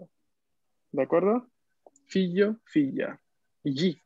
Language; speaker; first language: Italian; non-native, fluent; Spanish